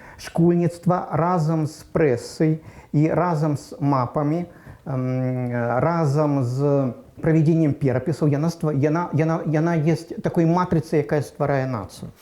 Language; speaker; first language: Belarusian; non-native, local second language; Russian